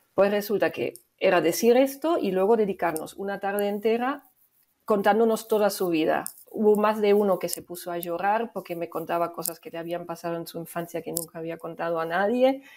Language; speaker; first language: Spanish; non-native, fluent; German